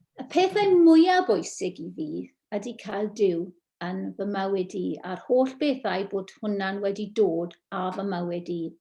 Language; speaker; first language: Welsh; non-native, local second language; English